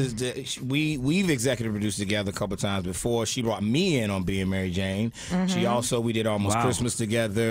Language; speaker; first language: English; native; English